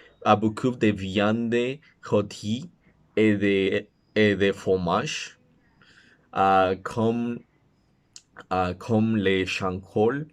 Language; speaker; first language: French; non-native, learner; Spanish